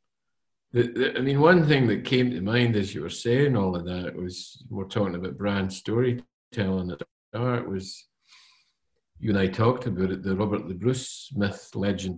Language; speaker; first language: English; native; English